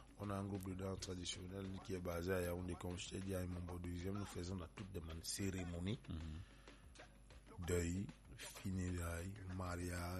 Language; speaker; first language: French; non-native, local second language; Basaa